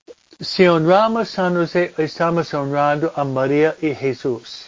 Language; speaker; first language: Spanish; non-native, fluent; English